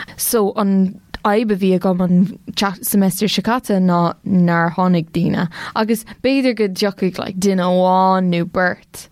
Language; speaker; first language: Irish; non-native, local second language; English